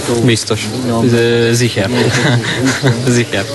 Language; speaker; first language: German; non-native, learner; Hungarian